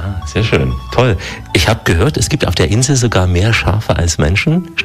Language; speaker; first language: German; native; German